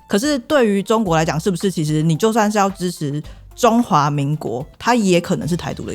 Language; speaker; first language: Chinese; native; Chinese